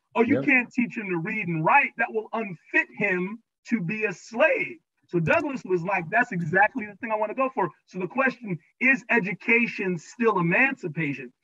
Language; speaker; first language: English; native; English